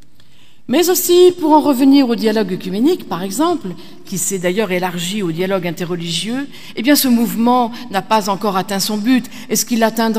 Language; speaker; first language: French; native; French